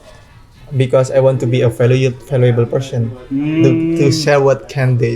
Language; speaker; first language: English; non-native, learner; Indonesian